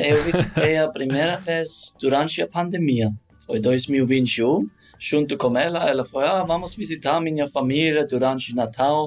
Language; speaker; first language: Portuguese; non-native, learner; German